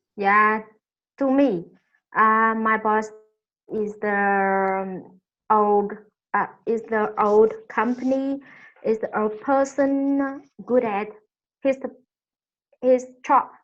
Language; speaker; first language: English; non-native, learner; Vietnamese